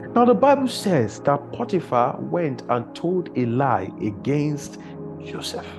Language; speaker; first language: English; non-native, local second language; Yoruba